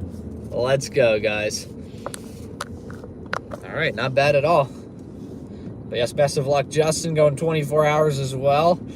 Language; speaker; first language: English; native; English